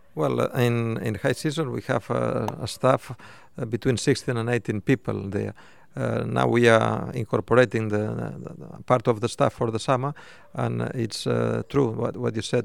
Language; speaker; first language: English; non-native, fluent; Spanish